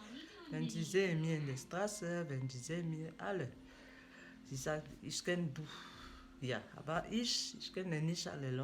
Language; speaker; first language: German; non-native, learner; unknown